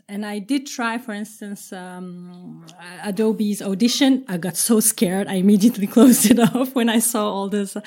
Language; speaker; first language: English; non-native, fluent; Turkish